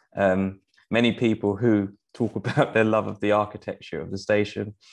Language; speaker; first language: English; native; English